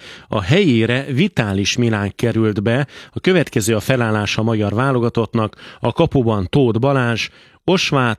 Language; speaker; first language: Hungarian; native; Hungarian